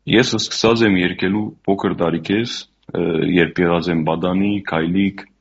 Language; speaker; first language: Armenian; native; Armenian